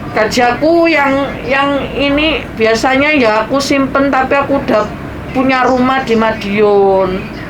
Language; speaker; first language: Indonesian; non-native, local second language; Javanese